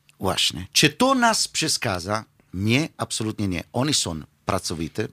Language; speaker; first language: Polish; non-native, fluent; Italian